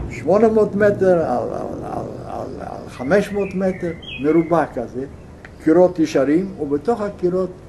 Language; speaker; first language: Hebrew; non-native, fluent; Yiddish